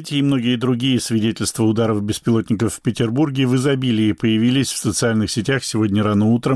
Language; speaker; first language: Russian; native; Russian